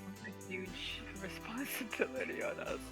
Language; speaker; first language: English; native; English